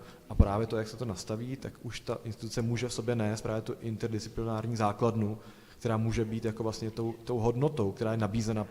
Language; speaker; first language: Czech; native; Czech